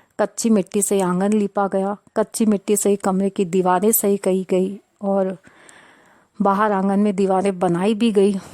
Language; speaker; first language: Hindi; non-native, local second language; Sindhi